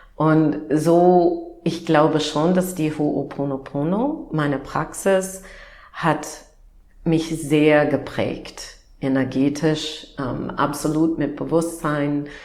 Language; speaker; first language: German; non-native, fluent; English